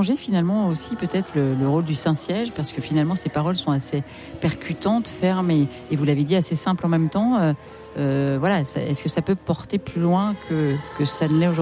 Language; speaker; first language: French; native; French